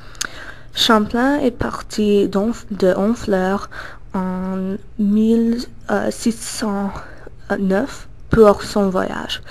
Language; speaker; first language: French; non-native, learner; English